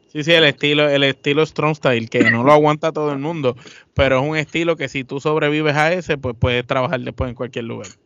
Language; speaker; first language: Spanish; native; Spanish